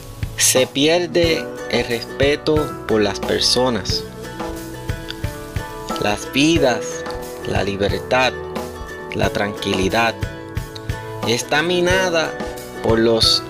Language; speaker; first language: Spanish; native; Spanish